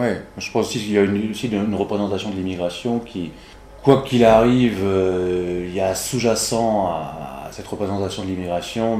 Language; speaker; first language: French; native; French